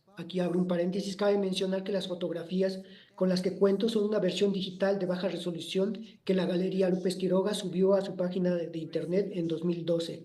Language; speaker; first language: Spanish; native; Spanish